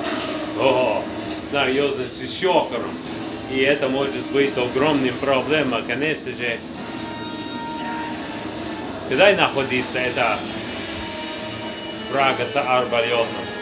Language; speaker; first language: Russian; non-native, learner; English